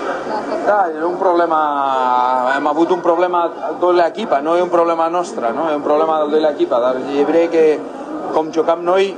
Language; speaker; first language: Romanian; non-native, learner; Catalan